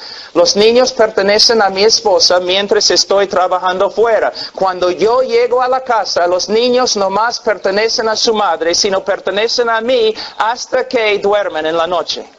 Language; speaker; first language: Spanish; non-native, fluent; English